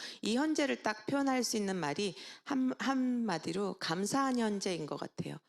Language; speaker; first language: Korean; native; Korean